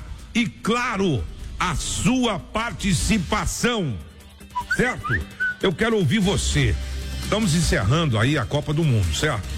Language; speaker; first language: Portuguese; native; Portuguese